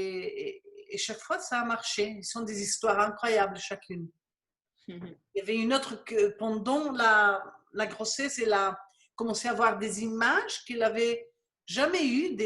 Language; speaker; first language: French; non-native, fluent; Spanish